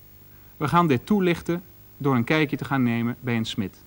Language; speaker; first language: Dutch; native; Dutch